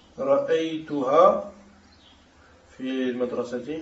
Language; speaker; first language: Arabic; non-native, learner; French